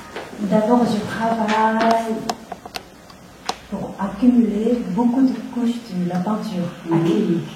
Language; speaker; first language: French; non-native, fluent; Korean